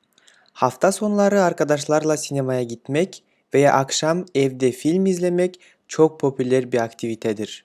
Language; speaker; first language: Turkish; non-native, fluent; Kyrgyz